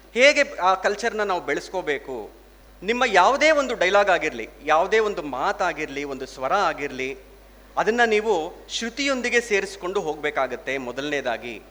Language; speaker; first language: Kannada; non-native, local second language; Telugu